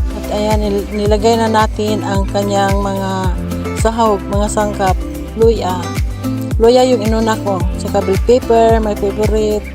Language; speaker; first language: Filipino; non-native, local second language; Cebuano